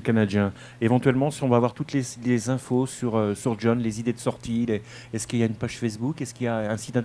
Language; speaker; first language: French; native; French